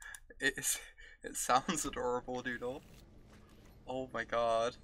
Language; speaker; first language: English; native; English